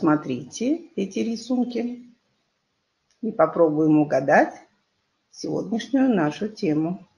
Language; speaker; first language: Russian; non-native, local second language; Kyrgyz